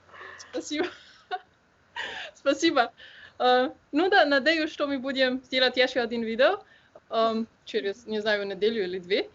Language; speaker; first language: Russian; non-native, learner; Slovenian